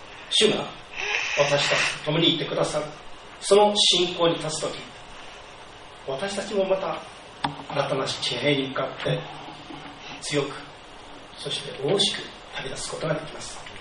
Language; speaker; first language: Japanese; native; Japanese